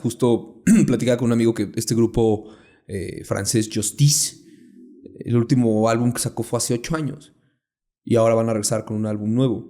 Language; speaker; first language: Spanish; native; Spanish